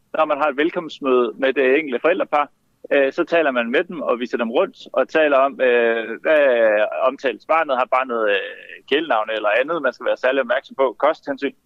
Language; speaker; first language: Danish; native; Danish